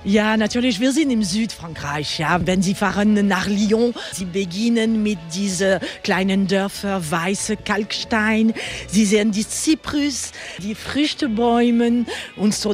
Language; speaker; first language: German; non-native, learner; French